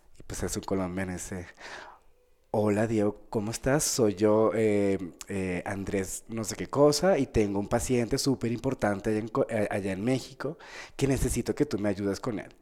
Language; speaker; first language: Spanish; native; Spanish